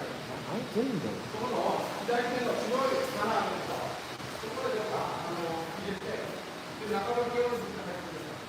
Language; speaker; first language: Japanese; native; Japanese